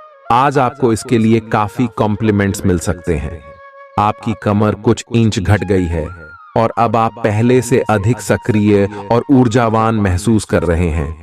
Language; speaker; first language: Hindi; native; Hindi